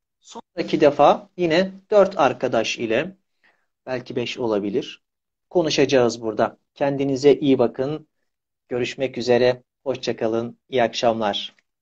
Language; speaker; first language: Turkish; native; Turkish